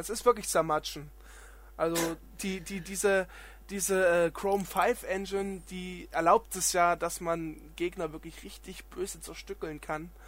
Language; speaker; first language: German; native; German